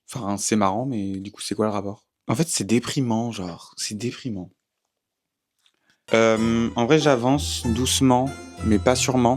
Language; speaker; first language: French; native; French